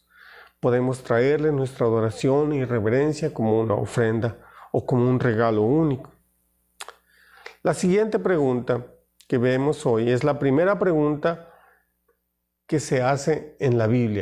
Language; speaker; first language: Spanish; native; Spanish